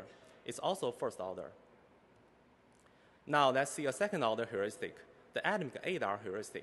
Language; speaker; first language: English; non-native, fluent; Chinese